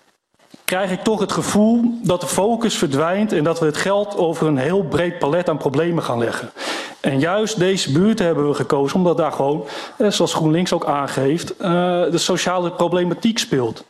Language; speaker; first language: Dutch; native; Dutch